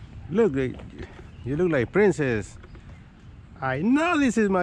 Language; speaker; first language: English; non-native, learner; Spanish